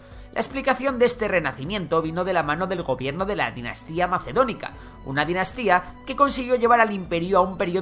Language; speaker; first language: Spanish; native; Spanish